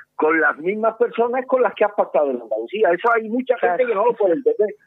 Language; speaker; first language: Spanish; native; Spanish